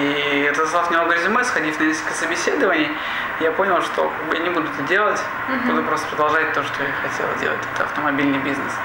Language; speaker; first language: Russian; native; Russian